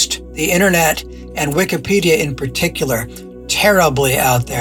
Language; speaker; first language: English; native; English